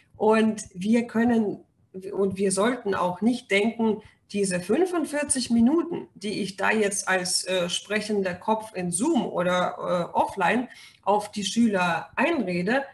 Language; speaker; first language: German; non-native, fluent; Russian